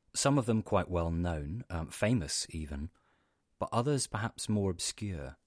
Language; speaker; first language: English; native; English